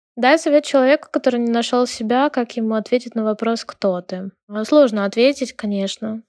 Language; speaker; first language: Russian; non-native, local second language; Ukrainian